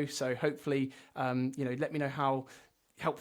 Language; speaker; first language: English; native; English